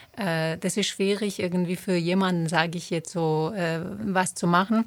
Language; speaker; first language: German; non-native, fluent; Turoyo